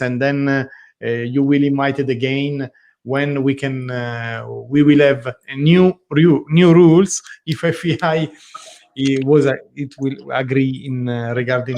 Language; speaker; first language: English; non-native, learner; Italian